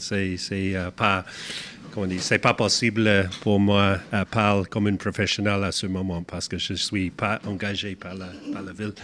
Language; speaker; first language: French; non-native, learner; English